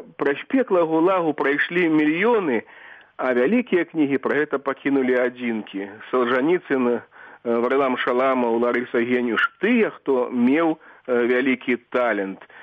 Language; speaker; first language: Belarusian; native; Belarusian